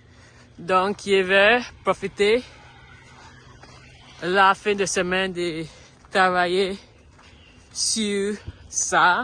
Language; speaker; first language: French; non-native, learner; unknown